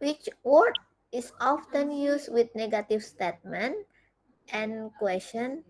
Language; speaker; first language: English; non-native, fluent; Indonesian